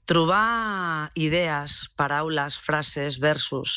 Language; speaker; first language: Catalan; non-native, local second language; Spanish